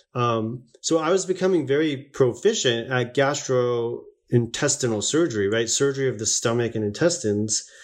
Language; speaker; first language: English; native; English